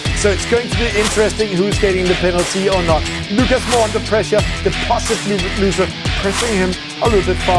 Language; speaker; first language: English; non-native, fluent; Danish